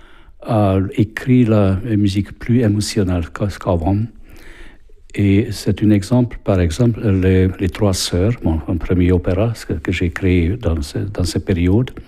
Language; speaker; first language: French; non-native, fluent; Hungarian